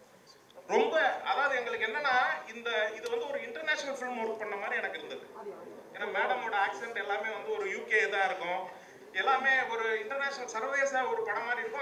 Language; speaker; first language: Tamil; native; Tamil